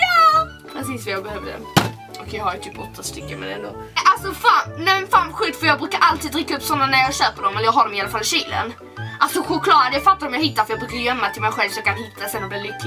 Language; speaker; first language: Swedish; native; Swedish